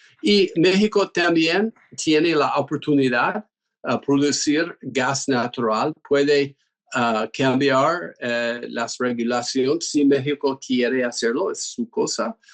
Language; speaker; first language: Spanish; non-native, fluent; English